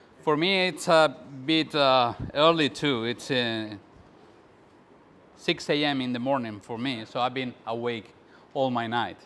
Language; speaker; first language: English; non-native, fluent; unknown